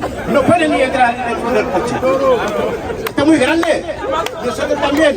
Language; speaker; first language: Spanish; non-native, learner; Wolof